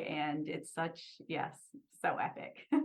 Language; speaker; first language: English; native; English